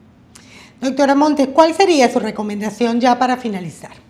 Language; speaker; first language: Spanish; native; Spanish